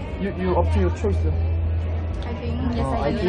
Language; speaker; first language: English; non-native, learner; Korean